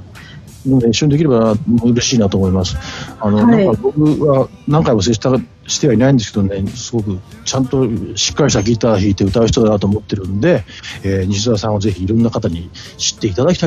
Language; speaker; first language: Japanese; native; Japanese